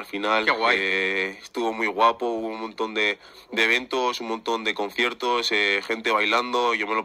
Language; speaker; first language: Spanish; early bilingual, other home language; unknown